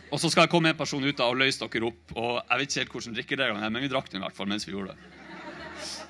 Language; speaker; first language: Norwegian; native; Norwegian